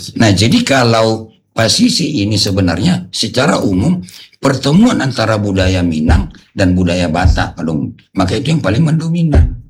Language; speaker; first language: Indonesian; non-native, local second language; Batak Toba